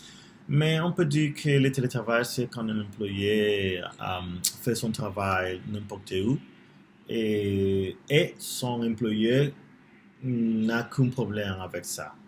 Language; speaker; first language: French; non-native, learner; Spanish